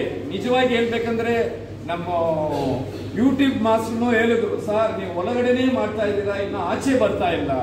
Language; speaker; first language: Kannada; non-native, local second language; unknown